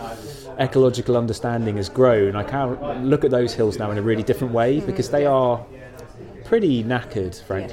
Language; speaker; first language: English; native; English